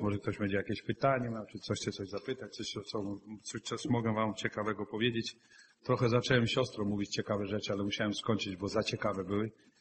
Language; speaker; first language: Polish; non-native, fluent; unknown